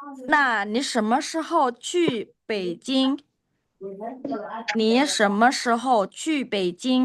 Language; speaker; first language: Chinese; non-native, fluent; Indonesian